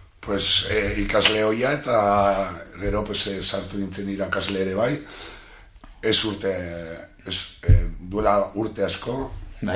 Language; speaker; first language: Basque; non-native, local second language; Spanish